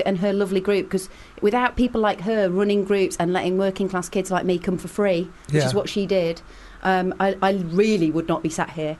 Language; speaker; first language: English; native; English